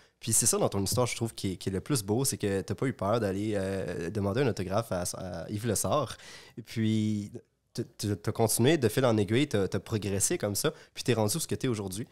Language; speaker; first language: French; native; French